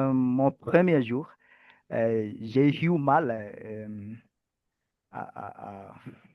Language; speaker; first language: French; non-native, learner; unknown